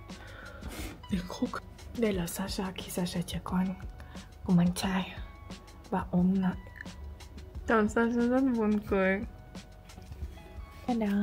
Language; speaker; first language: Vietnamese; non-native, learner; Russian